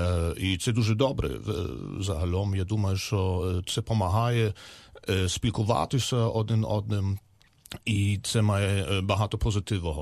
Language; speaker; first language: Ukrainian; non-native, learner; German